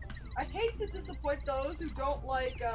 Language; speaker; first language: English; native; English